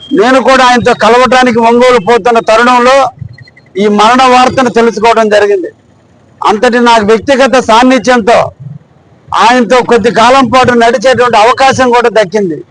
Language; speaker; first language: Telugu; native; Telugu